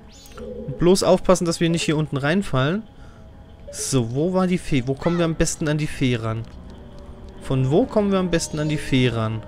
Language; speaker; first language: German; native; German